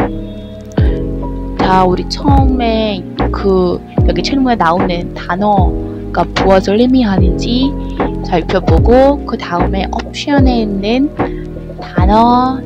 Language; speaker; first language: Korean; non-native, learner; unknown